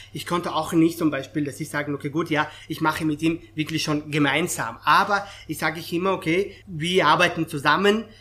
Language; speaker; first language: German; non-native, fluent; Persian